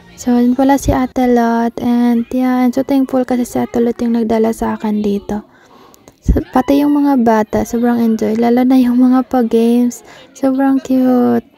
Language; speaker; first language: Filipino; non-native, local second language; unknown